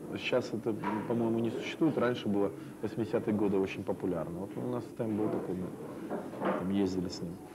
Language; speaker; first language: Russian; native; Russian